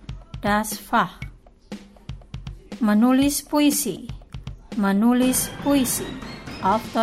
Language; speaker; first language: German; non-native, fluent; Indonesian